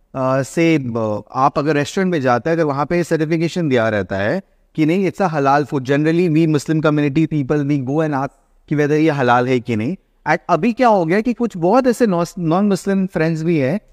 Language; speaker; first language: Hindi; native; Hindi